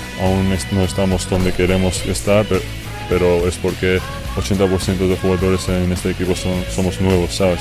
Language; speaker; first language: Spanish; non-native, fluent; Georgian